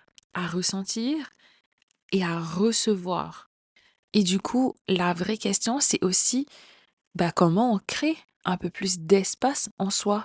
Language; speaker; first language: French; native; French